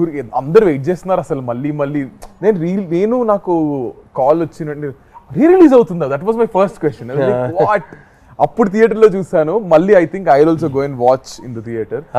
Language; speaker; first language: Telugu; native; Telugu